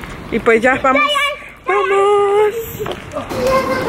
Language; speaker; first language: Spanish; early bilingual, heritage; Spanish